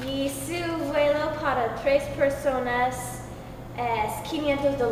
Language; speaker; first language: Spanish; non-native, learner; English